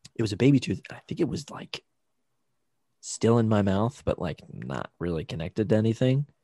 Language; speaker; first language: English; native; English